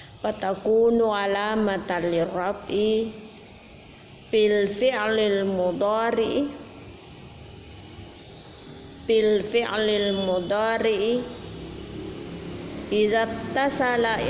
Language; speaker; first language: Arabic; non-native, fluent; Indonesian